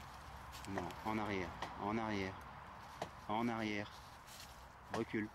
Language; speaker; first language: French; native; French